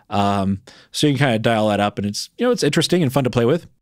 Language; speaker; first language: English; native; English